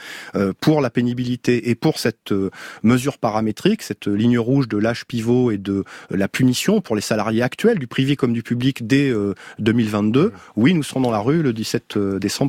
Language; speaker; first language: French; native; French